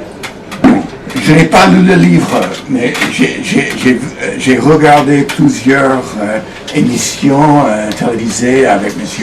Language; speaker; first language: French; non-native, fluent; English